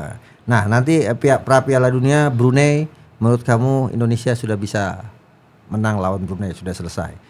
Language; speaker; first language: Indonesian; native; Indonesian